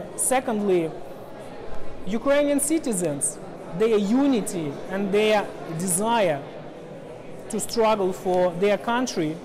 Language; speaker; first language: English; non-native, fluent; Ukrainian